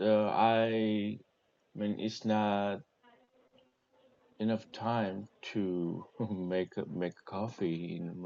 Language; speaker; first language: English; non-native, learner; Korean